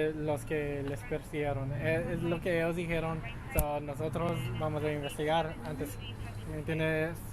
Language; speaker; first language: Spanish; early bilingual, other home language; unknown